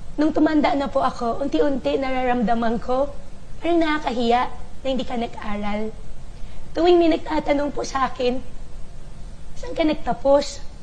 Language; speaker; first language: Filipino; non-native, local second language; Chinese